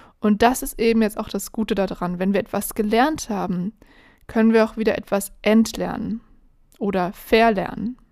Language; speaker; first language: German; native; German